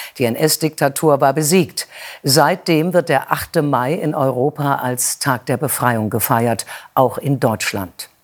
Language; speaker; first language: German; native; German